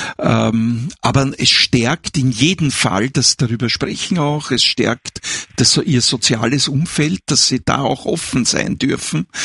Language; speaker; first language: German; native; German